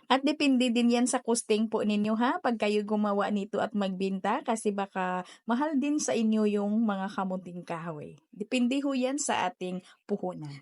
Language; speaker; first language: Filipino; non-native, local second language; Cebuano